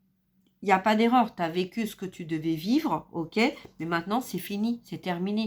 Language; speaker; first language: French; native; French